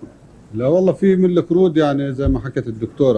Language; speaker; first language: Arabic; native; Arabic